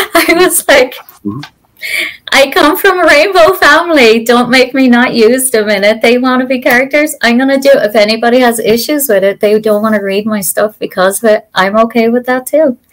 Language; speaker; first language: English; native; English